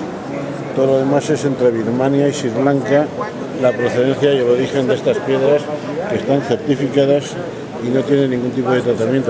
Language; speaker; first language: Spanish; native; Spanish